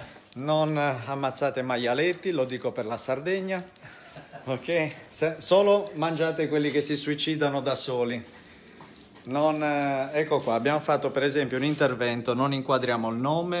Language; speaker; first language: Italian; native; Italian